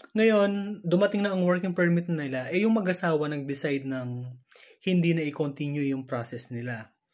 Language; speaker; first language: Filipino; native; Filipino